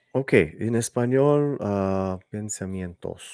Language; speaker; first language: Spanish; early bilingual, heritage; English